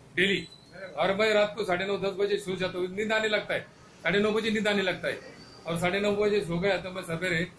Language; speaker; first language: Hindi; non-native, local second language; Marathi